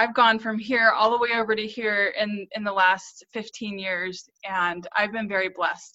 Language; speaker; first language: English; native; English